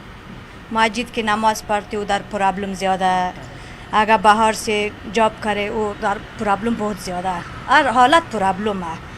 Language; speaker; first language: Hindi; non-native, learner; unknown